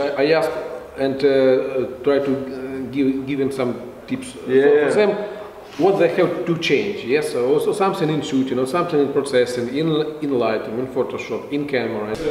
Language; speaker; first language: English; non-native, fluent; Russian